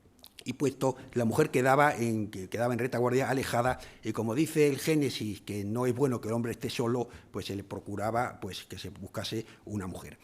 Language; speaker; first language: Spanish; native; Spanish